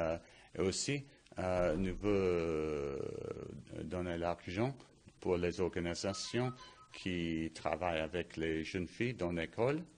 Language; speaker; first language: French; non-native, learner; English